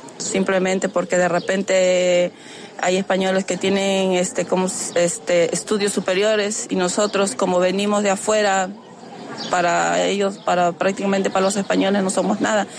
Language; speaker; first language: Spanish; native; Spanish